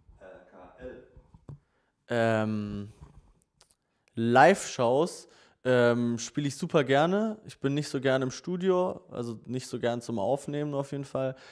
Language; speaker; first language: German; native; German